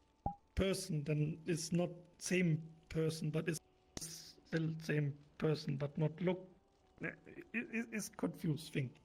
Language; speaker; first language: English; non-native, learner; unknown